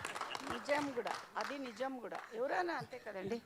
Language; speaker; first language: Telugu; non-native, learner; Kannada